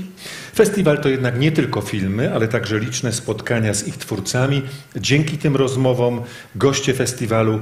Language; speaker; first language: Polish; native; Polish